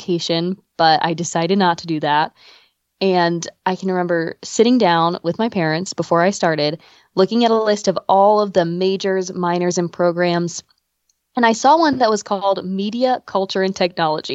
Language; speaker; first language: English; native; English